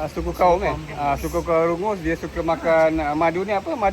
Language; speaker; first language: Malay; native; Malay